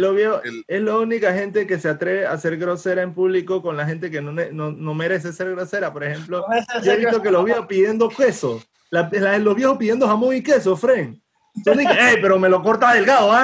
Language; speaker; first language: Spanish; native; Spanish